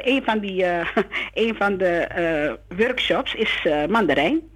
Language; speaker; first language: Dutch; non-native, local second language; Sranan Tongo